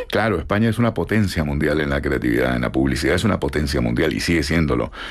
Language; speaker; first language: Spanish; native; Spanish